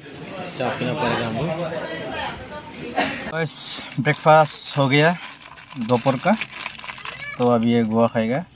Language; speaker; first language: Hindi; non-native, local second language; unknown